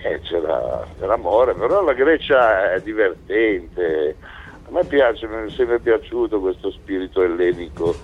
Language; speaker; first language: Italian; native; Italian